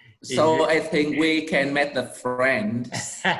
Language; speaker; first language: English; non-native, learner; Vietnamese